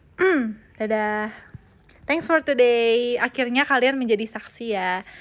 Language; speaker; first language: Indonesian; native; Indonesian